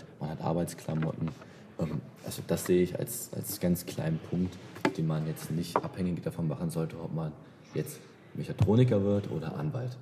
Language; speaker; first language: German; native; German